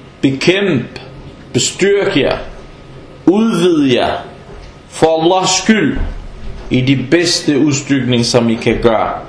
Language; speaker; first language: Danish; non-native, fluent; Arabic